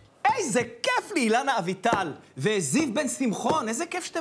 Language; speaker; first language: Hebrew; native; Hebrew